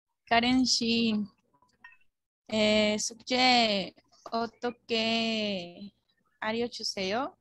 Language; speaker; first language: Korean; non-native, learner; Spanish